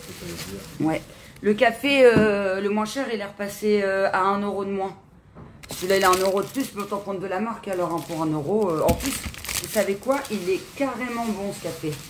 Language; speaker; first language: French; native; French